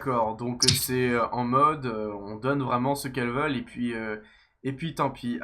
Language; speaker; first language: French; native; French